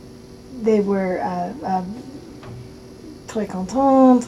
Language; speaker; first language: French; non-native, learner; English